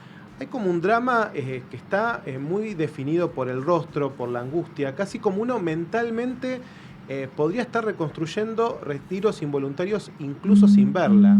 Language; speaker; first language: Spanish; native; Spanish